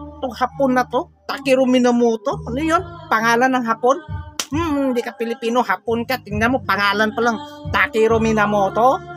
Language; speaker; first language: Filipino; non-native, local second language; Cebuano